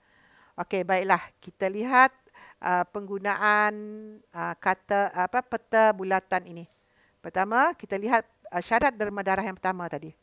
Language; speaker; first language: Malay; native; Malay